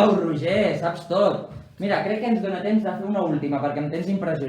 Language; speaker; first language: Catalan; native; Catalan